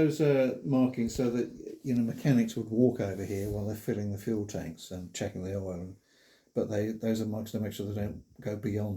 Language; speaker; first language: English; native; English